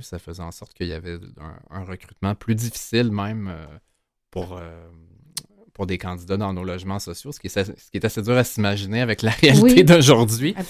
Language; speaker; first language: French; native; French